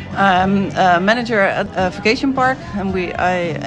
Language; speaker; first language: English; non-native, fluent; Dutch